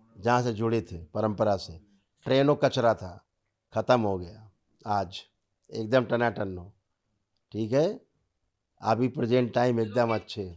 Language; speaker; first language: Hindi; native; Hindi